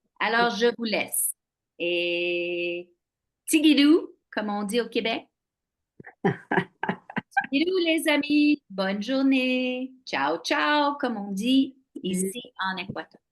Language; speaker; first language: French; non-native, local second language; English